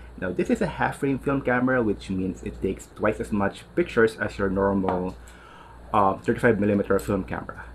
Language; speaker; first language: English; non-native, local second language; Filipino